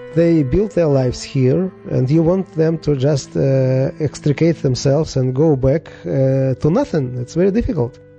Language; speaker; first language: English; non-native, fluent; Russian